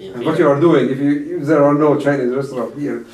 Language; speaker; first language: English; non-native, fluent; Latvian